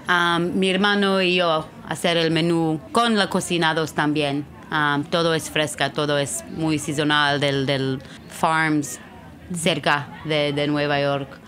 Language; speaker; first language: Spanish; non-native, learner; Hebrew